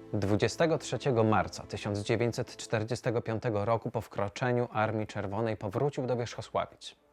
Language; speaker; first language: Polish; native; Polish